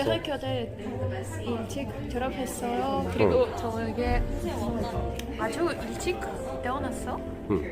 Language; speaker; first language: Korean; non-native, learner; Russian